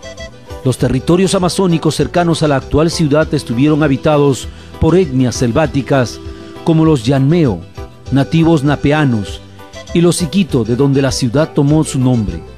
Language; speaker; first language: Spanish; native; Spanish